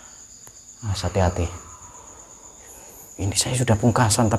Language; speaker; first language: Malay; non-native, local second language; Javanese